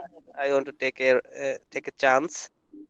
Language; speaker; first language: English; non-native, learner; Bangla